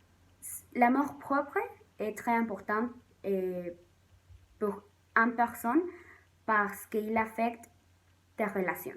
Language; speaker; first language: French; non-native, learner; Spanish